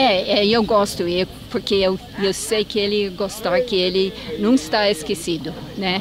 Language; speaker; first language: Portuguese; non-native, fluent; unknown